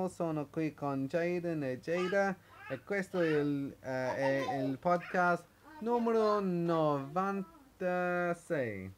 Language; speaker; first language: Italian; non-native, fluent; English